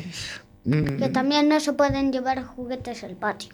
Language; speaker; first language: Spanish; early bilingual, other home language; Ukrainian